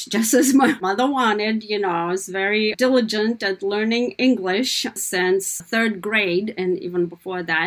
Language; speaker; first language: English; non-native, fluent; Kazakh